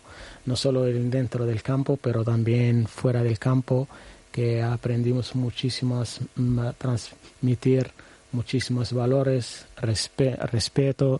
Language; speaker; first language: Spanish; non-native, learner; Arabic